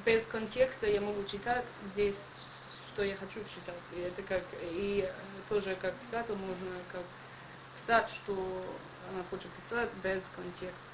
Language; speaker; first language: Russian; non-native, learner; English